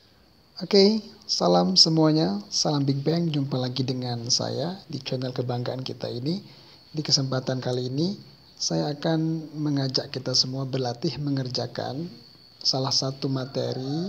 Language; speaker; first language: Indonesian; native; Indonesian